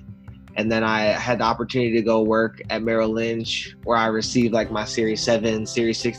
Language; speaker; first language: English; native; English